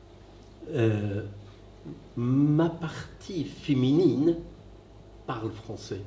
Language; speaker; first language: French; non-native, fluent; Persian